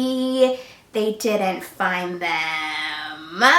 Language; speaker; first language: English; native; English